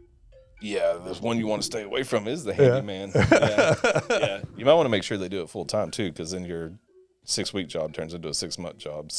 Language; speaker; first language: English; native; English